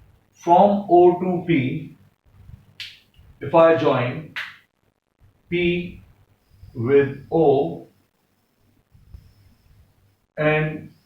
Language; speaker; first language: English; non-native, local second language; Hindi